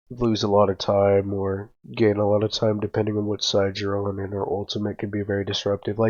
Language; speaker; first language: English; native; English